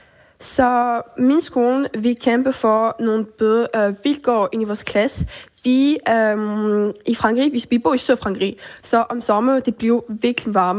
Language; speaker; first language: Danish; early bilingual, heritage; French